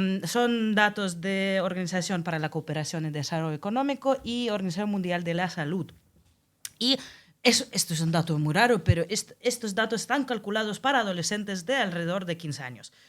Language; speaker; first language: Spanish; non-native, fluent; Russian